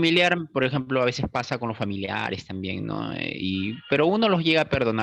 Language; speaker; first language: Spanish; native; Spanish